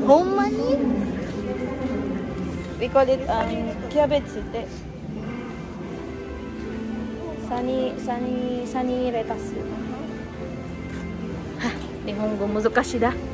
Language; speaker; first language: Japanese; non-native, learner; Filipino